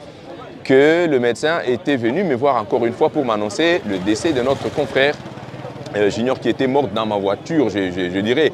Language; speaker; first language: French; non-native, local second language; Swahili